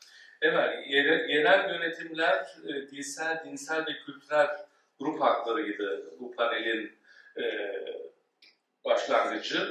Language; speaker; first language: Turkish; early bilingual, heritage; Turkish